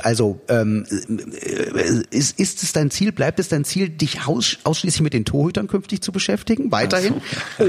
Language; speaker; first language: German; native; German